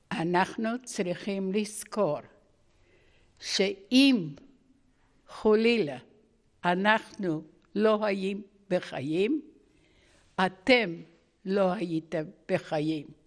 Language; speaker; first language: Hebrew; non-native, fluent; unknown